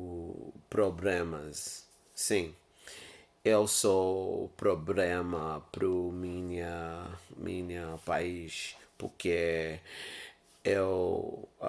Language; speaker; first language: Portuguese; non-native, learner; English